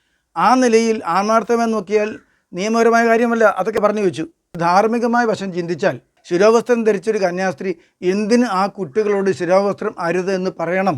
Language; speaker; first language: Malayalam; native; Malayalam